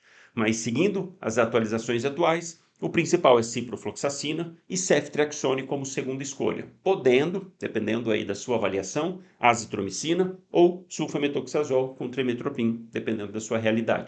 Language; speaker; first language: Portuguese; native; Portuguese